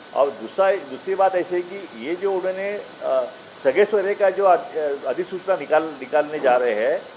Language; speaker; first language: Hindi; non-native, local second language; Marathi